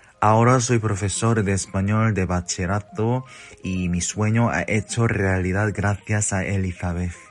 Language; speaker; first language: Spanish; non-native, fluent; Korean